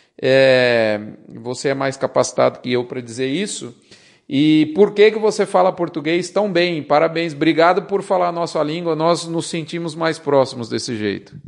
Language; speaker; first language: Portuguese; native; Portuguese